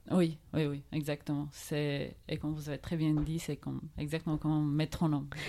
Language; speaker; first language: French; non-native, fluent; Bulgarian